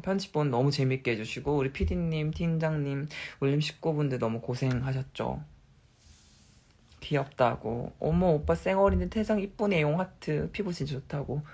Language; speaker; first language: Korean; native; Korean